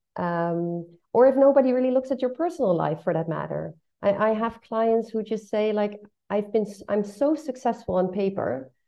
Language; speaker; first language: English; non-native, fluent; Dutch